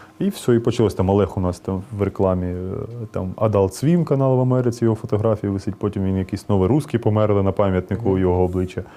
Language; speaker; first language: Ukrainian; non-native, local second language; Russian